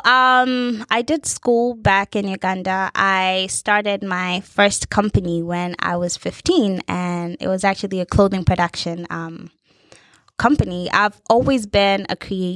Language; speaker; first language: English; non-native, local second language; Ganda